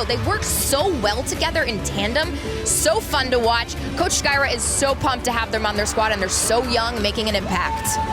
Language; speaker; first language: English; native; English